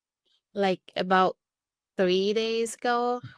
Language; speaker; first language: English; non-native, learner; Thai